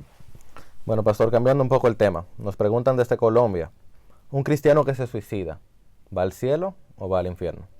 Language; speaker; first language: Spanish; native; Spanish